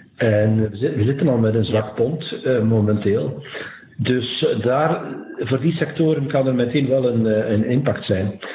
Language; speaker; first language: Dutch; native; Dutch